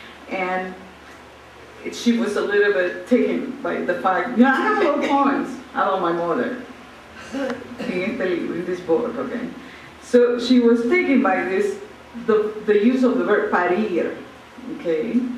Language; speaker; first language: English; non-native, local second language; Spanish